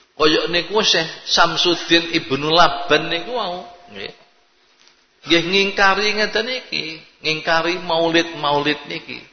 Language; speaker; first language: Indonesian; native; Indonesian